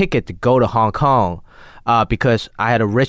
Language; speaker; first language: English; non-native, local second language; Cantonese